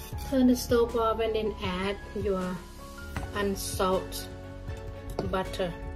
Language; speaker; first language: English; non-native, fluent; Thai